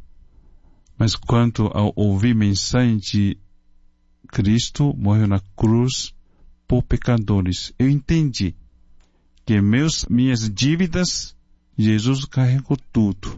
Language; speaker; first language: Portuguese; non-native, fluent; Chinese